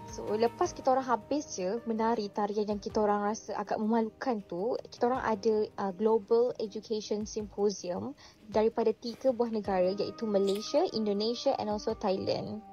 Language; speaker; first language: Malay; native; Malay